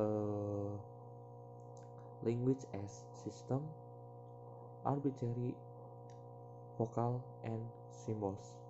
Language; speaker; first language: English; non-native, learner; Indonesian